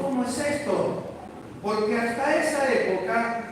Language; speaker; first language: Spanish; native; Spanish